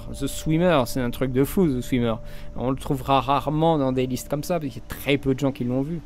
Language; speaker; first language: French; native; French